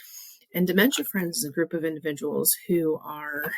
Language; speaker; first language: English; native; English